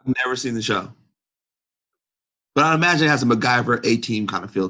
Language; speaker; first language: English; native; English